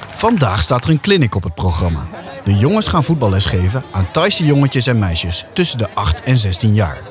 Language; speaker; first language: Dutch; native; Dutch